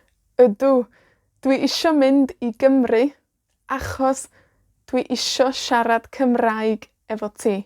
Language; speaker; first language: Welsh; non-native, fluent; Spanish